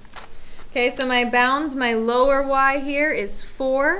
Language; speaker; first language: English; native; English